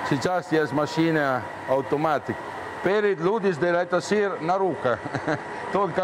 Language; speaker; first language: Russian; non-native, learner; Italian